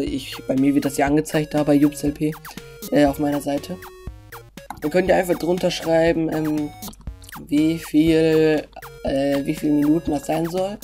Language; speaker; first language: German; native; German